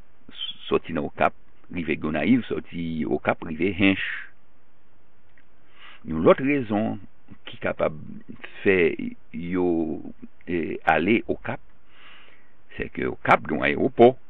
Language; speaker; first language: French; non-native, local second language; Haitian Creole